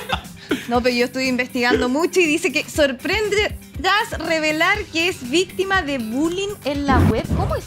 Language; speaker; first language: Spanish; native; Spanish